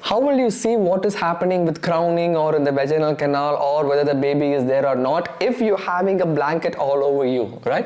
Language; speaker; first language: English; non-native, local second language; Tamil